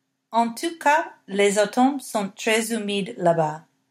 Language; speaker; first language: French; non-native, learner; English